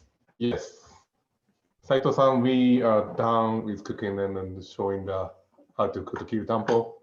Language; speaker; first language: English; non-native, fluent; Japanese